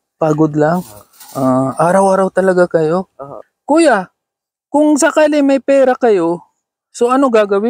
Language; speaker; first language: Filipino; non-native, learner; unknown